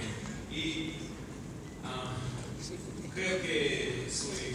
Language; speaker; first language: Portuguese; non-native, learner; English